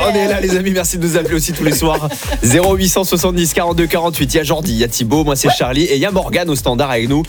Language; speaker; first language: French; native; French